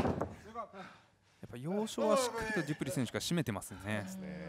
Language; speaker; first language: Japanese; native; Japanese